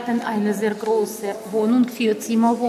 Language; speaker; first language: German; non-native, fluent; Russian